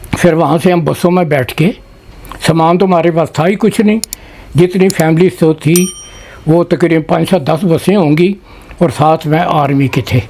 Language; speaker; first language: Urdu; non-native, local second language; Punjabi